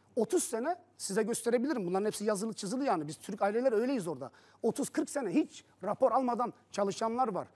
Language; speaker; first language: Turkish; early bilingual, heritage; Turkish